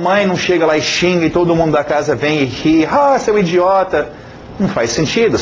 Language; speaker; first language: Portuguese; non-native, fluent; English